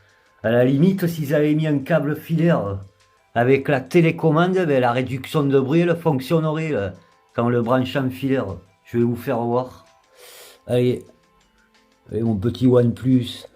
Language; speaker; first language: French; native; French